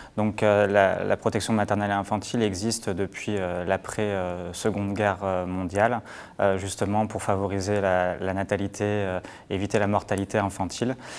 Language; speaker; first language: French; native; French